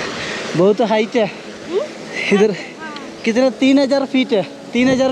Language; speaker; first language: Hindi; non-native, local second language; Malayalam